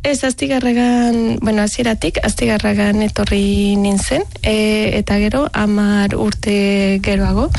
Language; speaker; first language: Basque; non-native, learner; Spanish